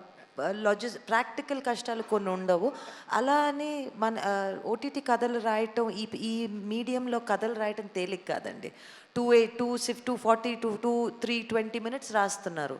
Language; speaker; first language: Telugu; native; Telugu